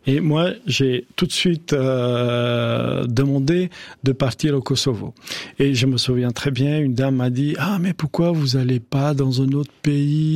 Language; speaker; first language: French; non-native, fluent; Albanian